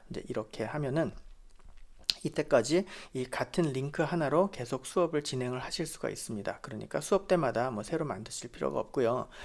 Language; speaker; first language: Korean; native; Korean